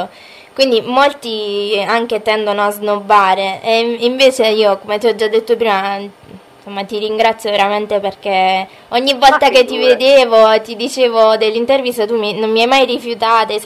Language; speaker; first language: Italian; native; Italian